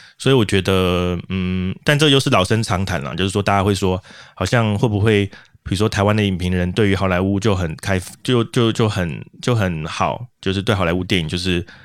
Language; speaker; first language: Chinese; native; Chinese